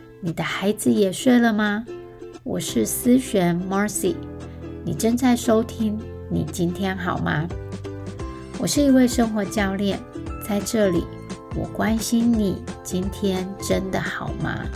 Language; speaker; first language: Chinese; native; Chinese